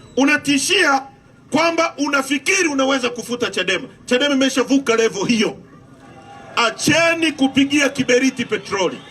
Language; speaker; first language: Swahili; native; Swahili